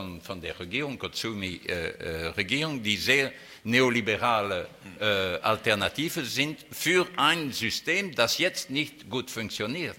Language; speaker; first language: German; non-native, fluent; French